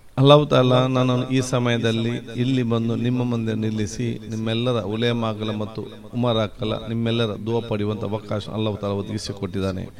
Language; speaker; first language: Kannada; non-native, local second language; Badaga